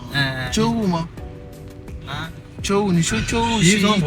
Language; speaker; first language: Chinese; non-native, learner; French